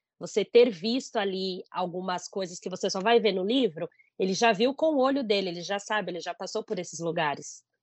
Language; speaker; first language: Portuguese; native; Portuguese